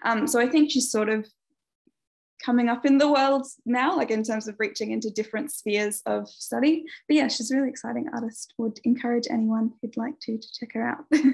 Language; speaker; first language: English; native; English